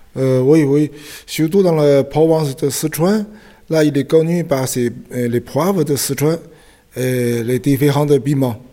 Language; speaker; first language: French; non-native, fluent; Chinese